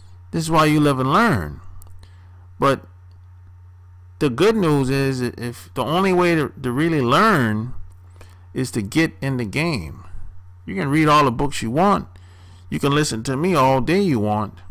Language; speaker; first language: English; native; English